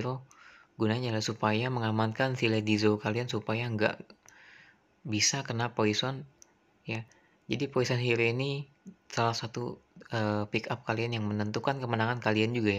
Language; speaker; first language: Indonesian; native; Indonesian